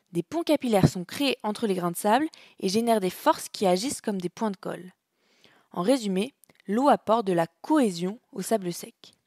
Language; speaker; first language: French; native; French